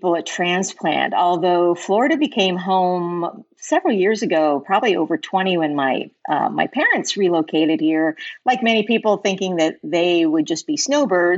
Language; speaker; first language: English; native; English